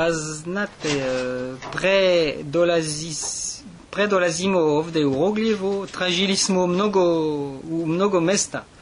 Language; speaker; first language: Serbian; non-native, learner; French